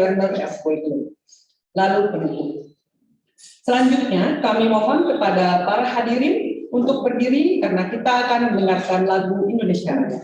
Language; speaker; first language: Indonesian; native; Indonesian